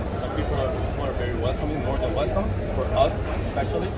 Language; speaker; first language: English; non-native, learner; Korean